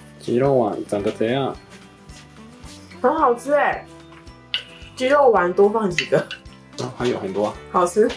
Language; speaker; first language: Chinese; non-native, fluent; Japanese